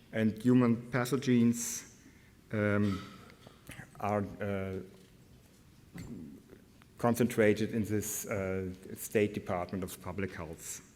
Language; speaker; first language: English; non-native, fluent; German